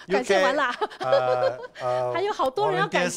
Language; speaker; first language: Chinese; native; Chinese